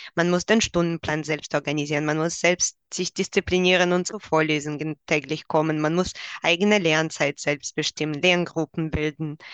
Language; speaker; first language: German; non-native, fluent; Russian